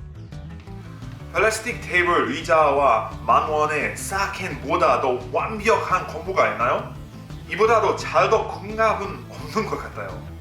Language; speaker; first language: Korean; non-native, fluent; English